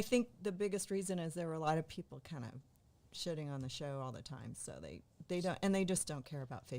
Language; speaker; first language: English; native; English